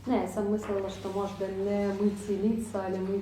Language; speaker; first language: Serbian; non-native, learner; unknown